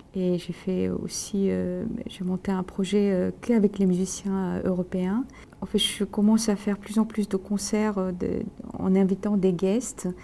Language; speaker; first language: French; non-native, fluent; Korean